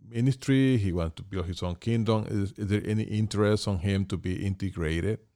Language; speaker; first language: English; non-native, fluent; Spanish